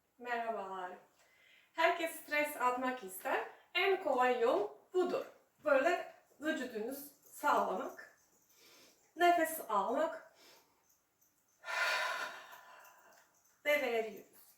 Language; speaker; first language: Turkish; non-native, fluent; Serbian